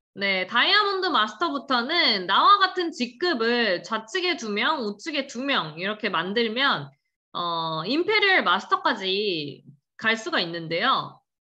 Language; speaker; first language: Korean; native; Korean